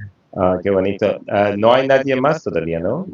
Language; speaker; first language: Spanish; non-native, fluent; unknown